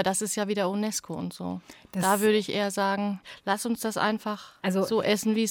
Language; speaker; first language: German; native; German